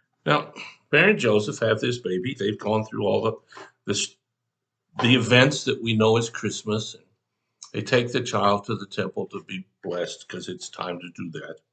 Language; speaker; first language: English; native; English